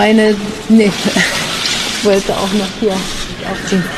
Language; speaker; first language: German; native; German